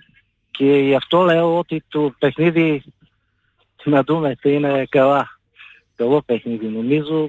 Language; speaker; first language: Greek; non-native, fluent; Bulgarian